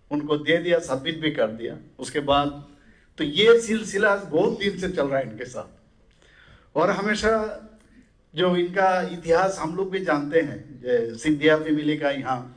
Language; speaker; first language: Hindi; non-native, local second language; Bangla